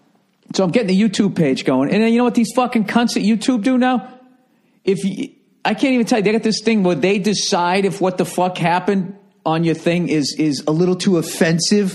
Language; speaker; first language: English; native; English